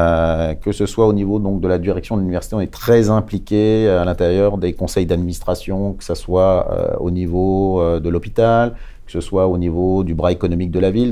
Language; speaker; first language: French; native; French